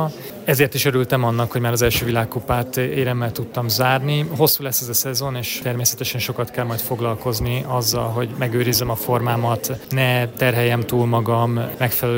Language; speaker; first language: Hungarian; native; Hungarian